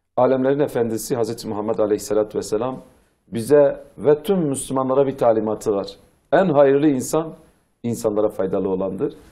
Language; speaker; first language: Turkish; non-native, local second language; Zaza